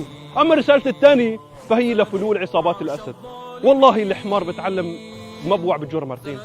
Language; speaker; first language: Arabic; native; Arabic